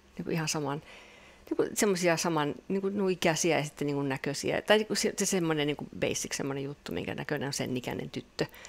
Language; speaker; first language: Finnish; non-native, local second language; Swedish